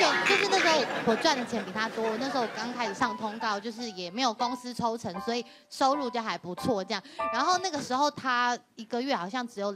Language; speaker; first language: Chinese; native; Chinese